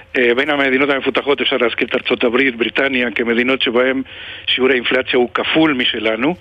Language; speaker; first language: Hebrew; non-native, fluent; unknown